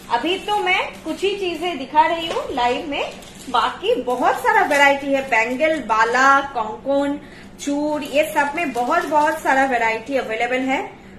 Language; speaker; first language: Hindi; non-native, local second language; Bangla